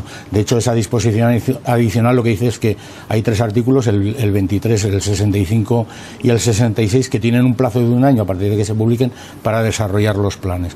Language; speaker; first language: Spanish; native; Spanish